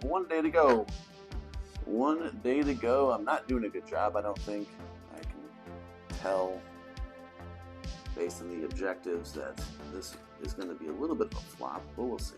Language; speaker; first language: English; native; English